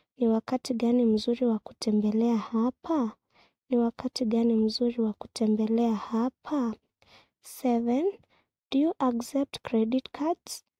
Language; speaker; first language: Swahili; non-native, local second language; Kikuyu